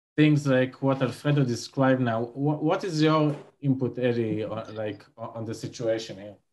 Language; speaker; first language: English; non-native, fluent; Hebrew